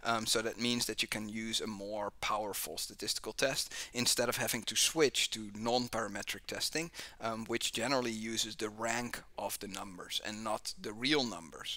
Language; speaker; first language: English; non-native, fluent; Dutch